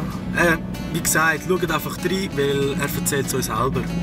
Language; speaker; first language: German; native; German